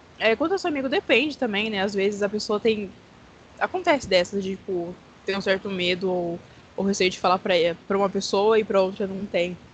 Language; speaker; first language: Portuguese; native; Portuguese